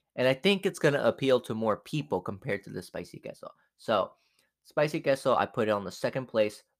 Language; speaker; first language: English; non-native, fluent; Spanish